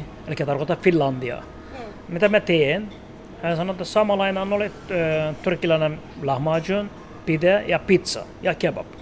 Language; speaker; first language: Finnish; non-native, learner; Turkish